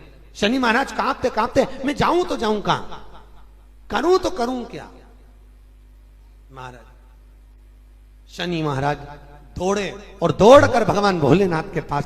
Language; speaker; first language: Hindi; native; Hindi